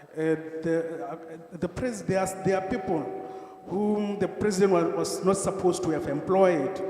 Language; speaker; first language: English; non-native, local second language; Northern Sotho